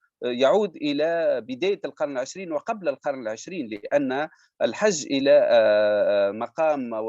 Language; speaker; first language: Arabic; native; Arabic